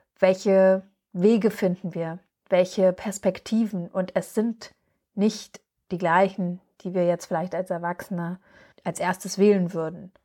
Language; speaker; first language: German; native; German